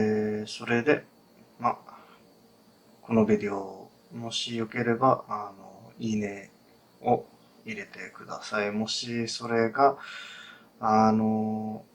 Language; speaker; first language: Japanese; non-native, fluent; English